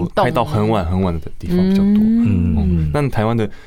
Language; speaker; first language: Chinese; non-native, fluent; Korean